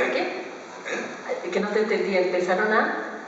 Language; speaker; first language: Spanish; native; Spanish